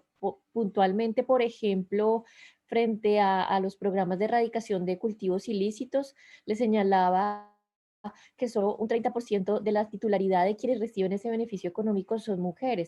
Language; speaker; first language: Spanish; native; Spanish